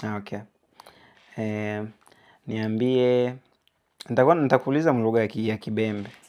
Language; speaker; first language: Swahili; non-native, local second language; Bembe